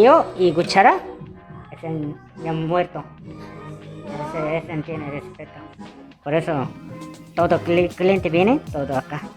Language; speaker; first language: Spanish; non-native, learner; Korean